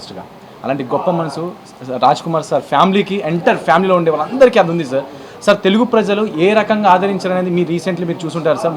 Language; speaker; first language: Telugu; native; Telugu